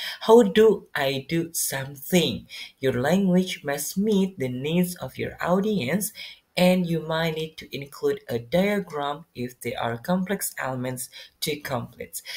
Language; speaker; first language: English; non-native, fluent; Indonesian